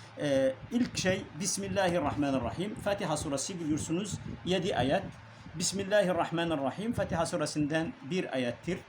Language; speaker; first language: Turkish; non-native, learner; Arabic